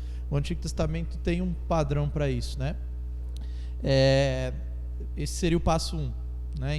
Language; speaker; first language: Portuguese; native; Portuguese